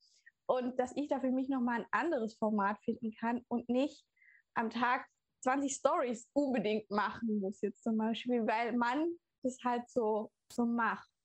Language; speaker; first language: German; native; German